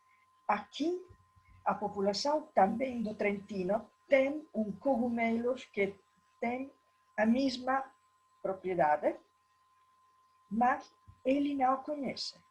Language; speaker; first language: Portuguese; non-native, learner; Italian